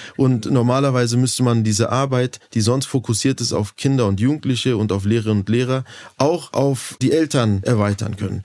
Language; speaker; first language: German; early bilingual, other home language; Turkish